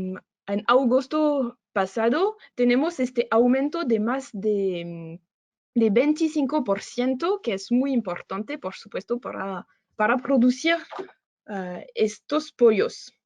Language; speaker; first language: Spanish; non-native, fluent; French